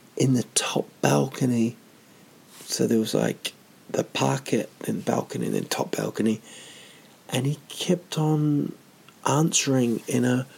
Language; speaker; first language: English; native; English